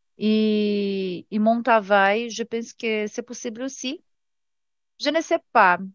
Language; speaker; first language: French; non-native, learner; Portuguese